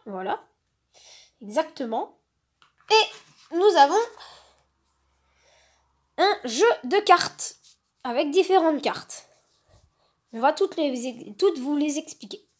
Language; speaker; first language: French; native; French